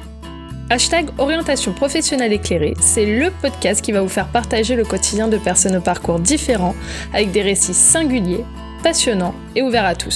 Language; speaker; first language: French; native; French